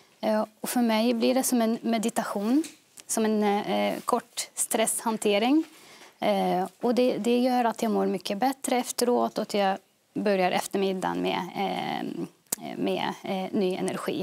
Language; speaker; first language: Swedish; early bilingual, other home language; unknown